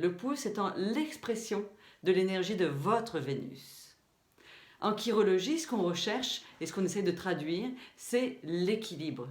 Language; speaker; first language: French; native; French